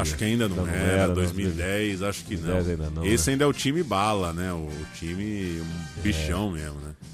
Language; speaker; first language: Portuguese; native; Portuguese